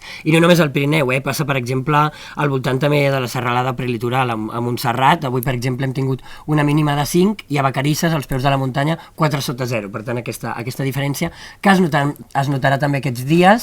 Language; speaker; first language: Catalan; native; Catalan